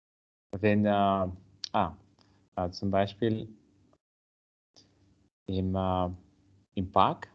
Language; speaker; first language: German; non-native, learner; Italian